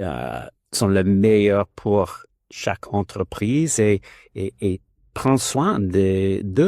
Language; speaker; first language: French; non-native, learner; English